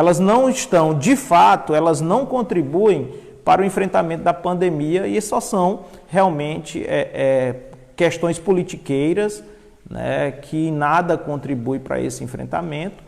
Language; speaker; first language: Portuguese; native; Portuguese